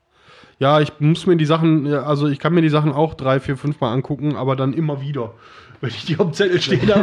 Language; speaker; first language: German; native; German